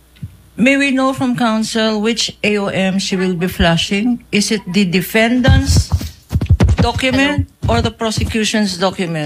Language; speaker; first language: English; non-native, local second language; Filipino